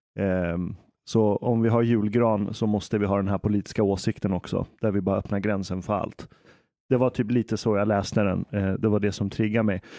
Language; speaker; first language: Swedish; early bilingual, other home language; Persian